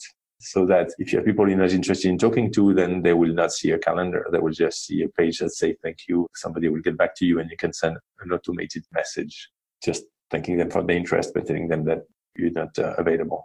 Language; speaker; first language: English; non-native, fluent; French